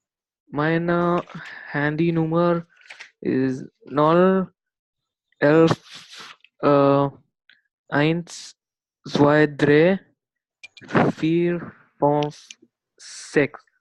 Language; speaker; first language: German; non-native, learner; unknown